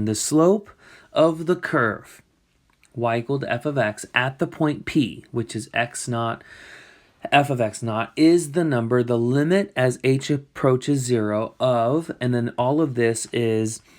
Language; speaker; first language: English; native; English